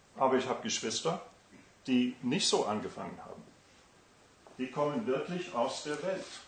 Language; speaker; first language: German; non-native, fluent; English